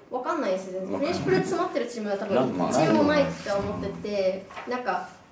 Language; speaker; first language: Japanese; native; Japanese